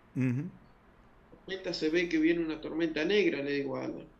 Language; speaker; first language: Spanish; early bilingual, other home language; Guarani